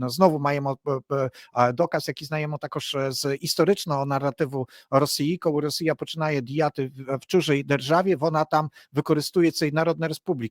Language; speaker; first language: Polish; non-native, learner; Ukrainian